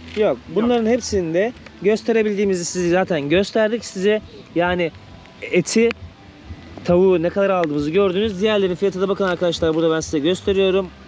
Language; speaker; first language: Turkish; native; Turkish